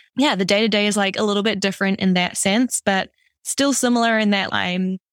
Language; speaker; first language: English; native; English